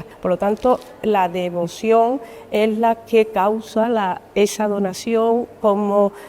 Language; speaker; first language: Spanish; native; Spanish